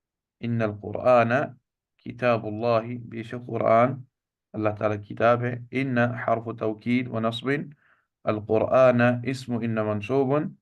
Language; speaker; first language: Arabic; non-native, fluent; Urdu